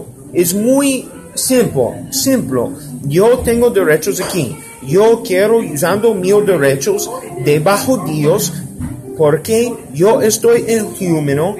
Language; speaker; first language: Spanish; non-native, learner; English